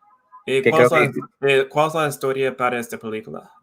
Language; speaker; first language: Spanish; non-native, fluent; English